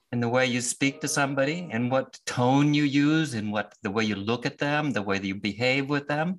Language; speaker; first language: English; native; English